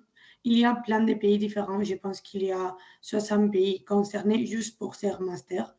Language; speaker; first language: French; non-native, learner; Spanish